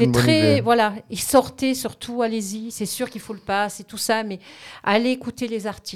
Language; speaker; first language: French; native; French